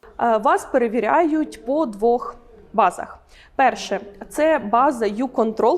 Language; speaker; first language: Ukrainian; native; Ukrainian